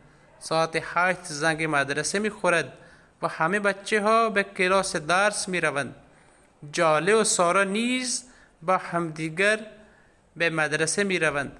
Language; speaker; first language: Persian; non-native, fluent; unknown